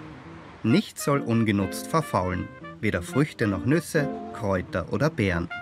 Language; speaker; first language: German; native; German